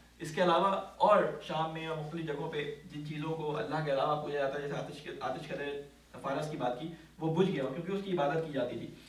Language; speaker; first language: Urdu; native; Urdu